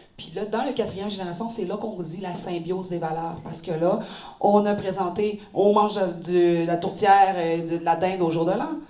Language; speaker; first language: French; native; French